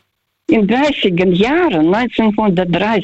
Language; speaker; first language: German; non-native, fluent; Russian